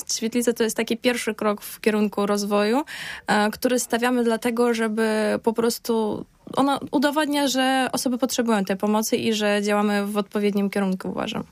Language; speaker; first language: Polish; non-native, fluent; Ukrainian